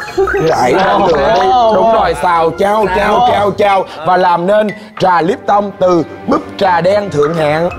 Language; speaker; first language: Vietnamese; native; Vietnamese